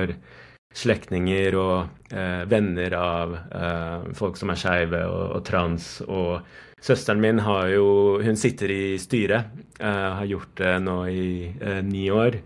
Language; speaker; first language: Norwegian; non-native, fluent; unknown